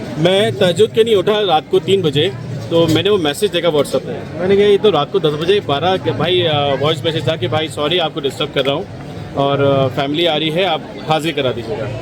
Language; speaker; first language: Hindi; native; Hindi